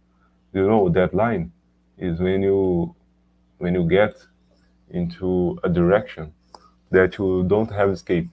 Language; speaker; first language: English; non-native, learner; Portuguese